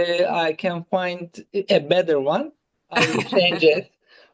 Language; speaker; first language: English; non-native, fluent; Turkish